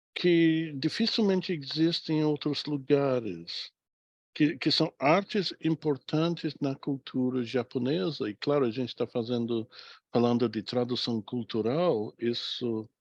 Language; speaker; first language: Portuguese; non-native, fluent; English